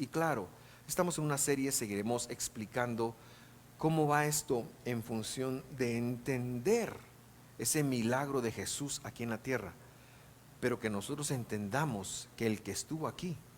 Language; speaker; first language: Spanish; native; Spanish